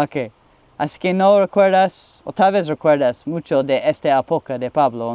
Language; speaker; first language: Spanish; non-native, learner; English